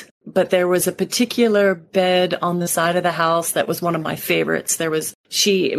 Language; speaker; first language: English; native; English